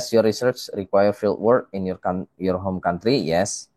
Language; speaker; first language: English; non-native, fluent; Indonesian